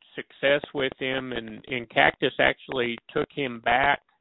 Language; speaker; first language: English; native; English